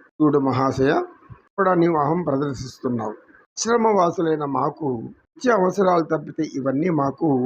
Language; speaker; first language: Telugu; native; Telugu